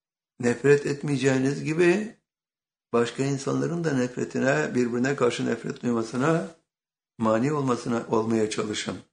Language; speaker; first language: Turkish; native; Turkish